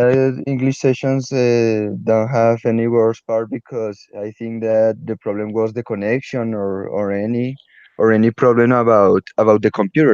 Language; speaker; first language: English; non-native, learner; Spanish